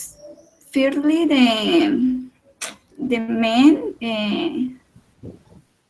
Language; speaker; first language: English; non-native, learner; Spanish